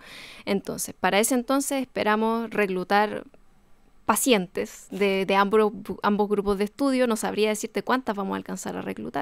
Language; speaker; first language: Spanish; native; Spanish